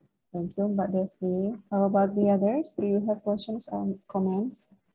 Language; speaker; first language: English; non-native, fluent; Indonesian